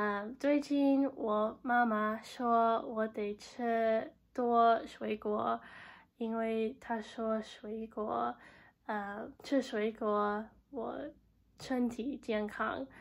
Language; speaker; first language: Chinese; non-native, learner; English